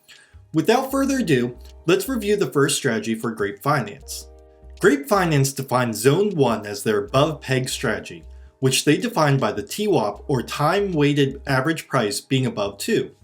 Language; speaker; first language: English; native; English